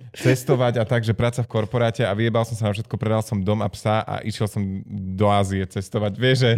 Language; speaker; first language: Slovak; native; Slovak